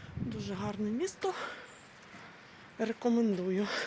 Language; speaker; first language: Ukrainian; native; Ukrainian